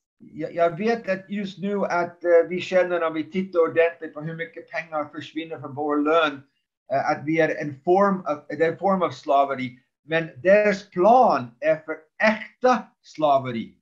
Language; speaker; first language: Swedish; non-native, fluent; English